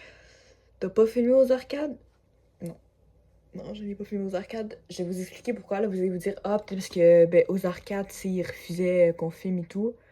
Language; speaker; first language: French; native; French